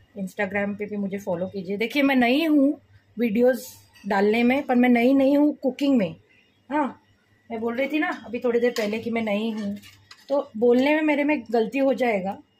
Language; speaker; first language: Hindi; native; Hindi